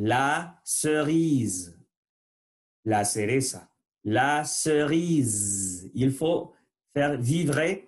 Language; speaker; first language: French; non-native, learner; Spanish